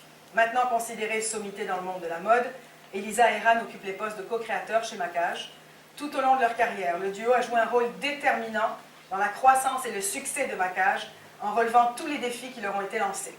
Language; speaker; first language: French; native; French